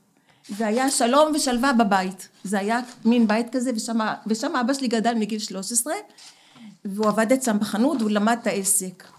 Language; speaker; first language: Hebrew; early bilingual, other home language; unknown